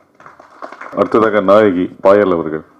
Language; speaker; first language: Tamil; native; Tamil